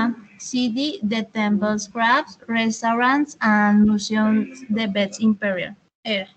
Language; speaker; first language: English; non-native, learner; Spanish